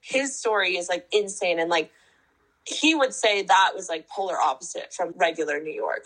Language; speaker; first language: English; native; English